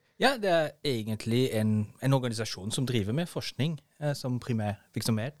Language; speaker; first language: Norwegian; non-native, fluent; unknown